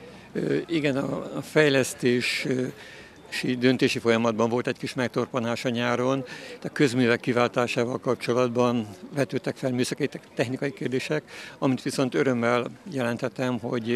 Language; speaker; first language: Hungarian; native; Hungarian